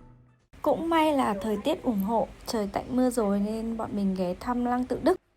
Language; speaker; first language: Vietnamese; native; Vietnamese